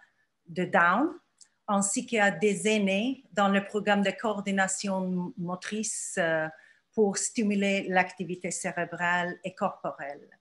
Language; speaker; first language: French; non-native, fluent; Turkish